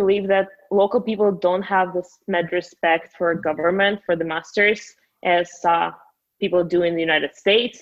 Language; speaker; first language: English; non-native, fluent; Russian